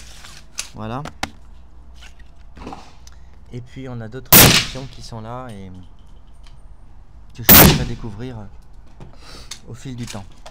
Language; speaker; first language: French; native; French